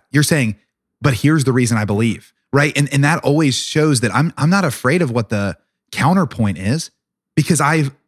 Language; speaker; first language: English; native; English